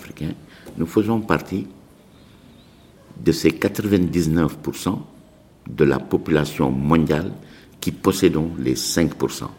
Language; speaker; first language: French; non-native, local second language; Arabic